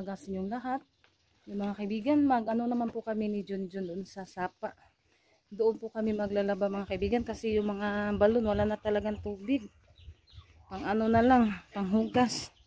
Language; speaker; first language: Filipino; non-native, local second language; Cebuano